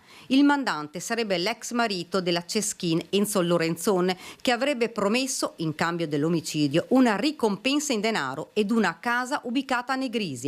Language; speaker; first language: Italian; native; Italian